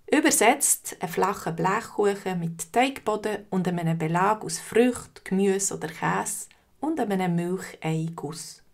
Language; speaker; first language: German; native; German